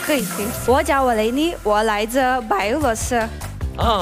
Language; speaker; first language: Chinese; non-native, learner; Russian